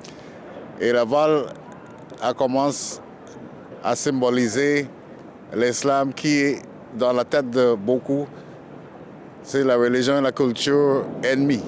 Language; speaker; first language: French; non-native, fluent; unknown